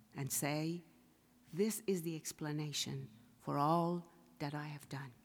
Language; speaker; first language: English; non-native, fluent; Persian